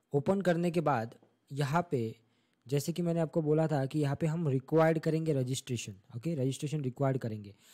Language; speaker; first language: Hindi; non-native, local second language; Marathi